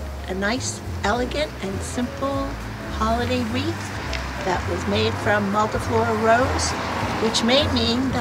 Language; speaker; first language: English; native; English